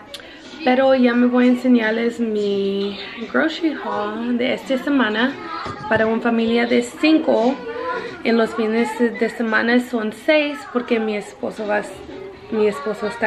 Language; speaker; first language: Spanish; early bilingual, heritage; Spanish